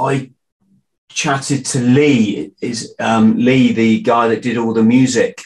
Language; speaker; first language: English; native; English